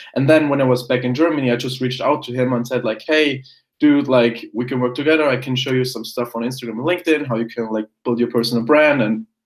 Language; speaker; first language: English; non-native, fluent; German